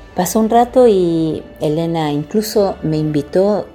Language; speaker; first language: Spanish; native; Spanish